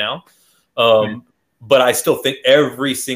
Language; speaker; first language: English; native; English